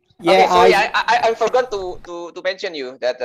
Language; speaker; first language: English; non-native, learner; Indonesian